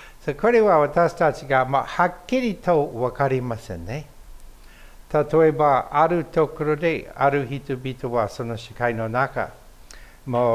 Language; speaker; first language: Japanese; non-native, fluent; English